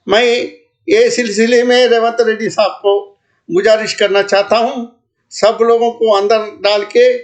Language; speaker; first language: Hindi; non-native, local second language; Telugu